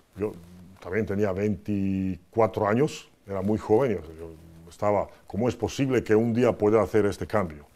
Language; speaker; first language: Spanish; non-native, fluent; Croatian